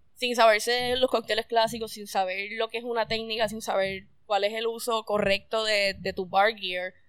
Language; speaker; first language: Spanish; native; Spanish